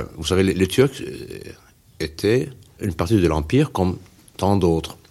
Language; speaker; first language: French; non-native, fluent; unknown